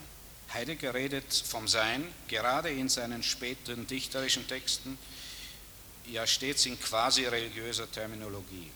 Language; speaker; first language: German; native; German